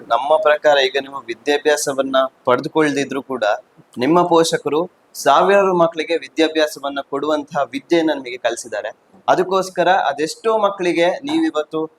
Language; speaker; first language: Kannada; native; Kannada